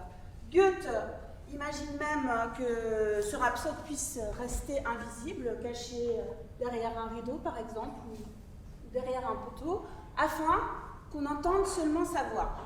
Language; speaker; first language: French; native; French